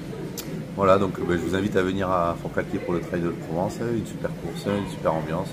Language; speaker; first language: French; native; French